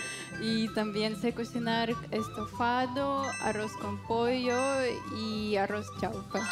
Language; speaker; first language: Spanish; non-native, learner; English